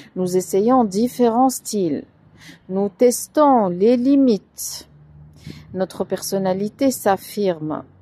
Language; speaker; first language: French; non-native, local second language; Arabic